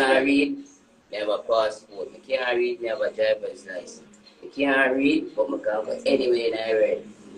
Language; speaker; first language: English; native; English